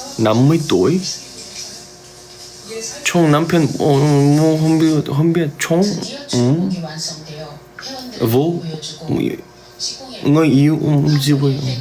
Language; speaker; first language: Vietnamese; non-native, learner; Korean